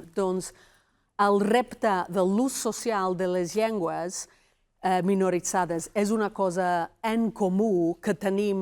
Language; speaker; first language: Catalan; non-native, fluent; Welsh